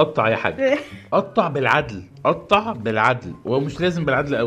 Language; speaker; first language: Arabic; native; Arabic